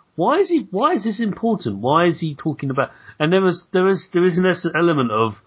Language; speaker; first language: English; native; English